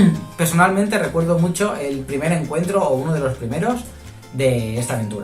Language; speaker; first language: Spanish; native; Spanish